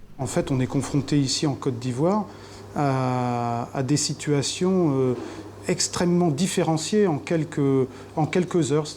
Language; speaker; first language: French; native; French